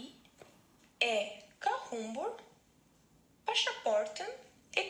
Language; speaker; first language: Albanian; non-native, learner; Finnish